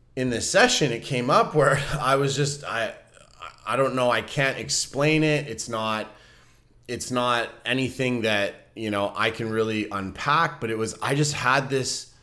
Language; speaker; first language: English; native; English